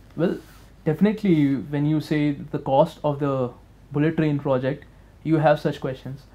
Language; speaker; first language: English; non-native, local second language; Hindi